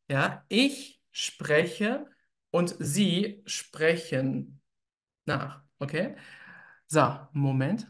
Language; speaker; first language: German; native; German